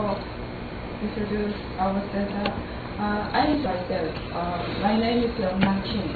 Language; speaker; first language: English; non-native, learner; Korean